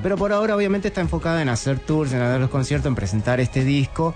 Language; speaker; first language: Spanish; native; Spanish